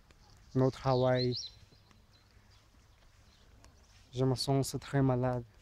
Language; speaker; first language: French; non-native, learner; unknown